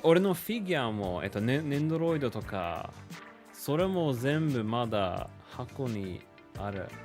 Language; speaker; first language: Japanese; non-native, learner; English